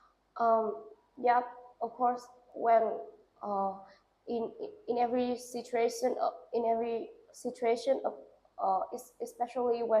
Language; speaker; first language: English; non-native, learner; Vietnamese